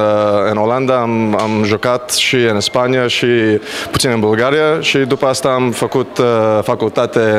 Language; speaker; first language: Romanian; non-native, learner; Bulgarian